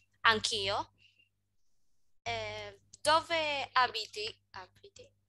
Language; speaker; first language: Italian; non-native, learner; Spanish